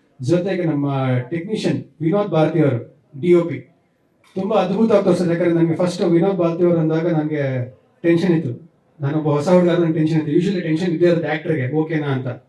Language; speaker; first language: Kannada; native; Kannada